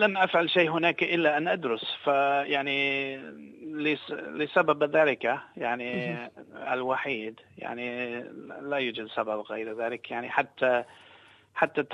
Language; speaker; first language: Arabic; non-native, fluent; English